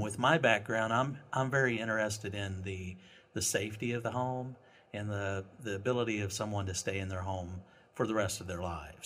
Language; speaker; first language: English; native; English